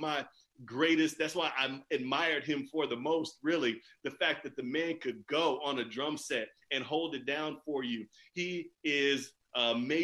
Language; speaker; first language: English; native; English